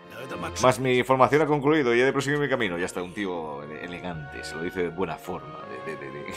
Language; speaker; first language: Spanish; native; Spanish